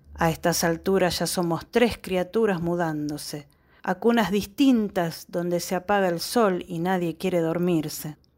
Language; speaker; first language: Spanish; native; Spanish